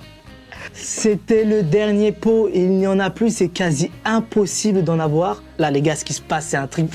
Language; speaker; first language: French; native; French